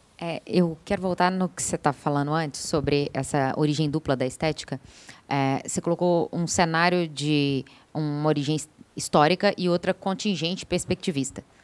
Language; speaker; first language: Portuguese; native; Portuguese